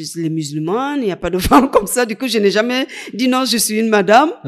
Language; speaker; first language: French; non-native, fluent; English